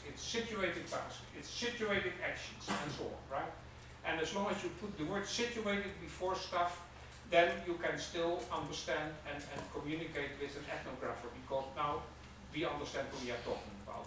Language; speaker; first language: English; non-native, fluent; Dutch